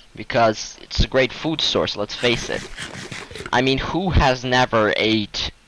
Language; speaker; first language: English; non-native, fluent; Russian